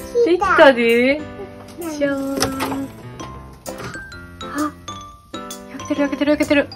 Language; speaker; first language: Japanese; native; Japanese